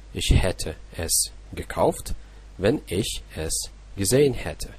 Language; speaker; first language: German; non-native, fluent; Russian